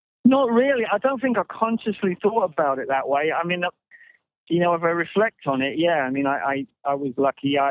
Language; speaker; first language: English; native; English